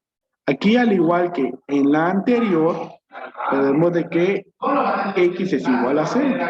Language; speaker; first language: Spanish; native; Spanish